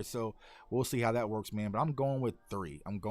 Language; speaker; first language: English; native; English